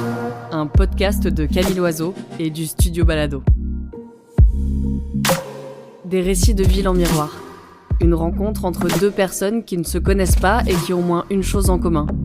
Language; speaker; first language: French; native; French